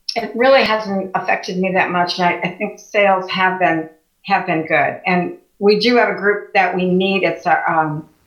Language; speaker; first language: English; native; English